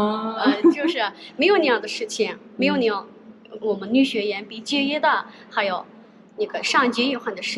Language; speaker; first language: Chinese; non-native, local second language; Uyghur